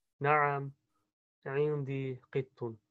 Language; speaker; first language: Arabic; non-native, learner; English